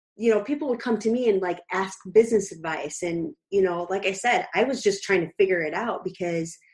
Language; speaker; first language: English; native; English